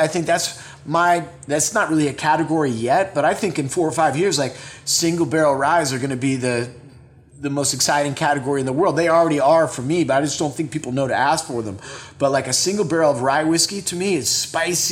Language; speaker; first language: English; native; English